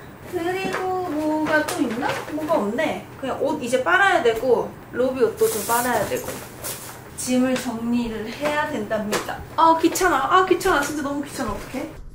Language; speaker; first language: Korean; native; Korean